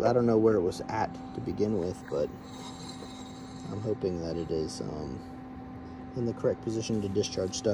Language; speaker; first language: English; native; English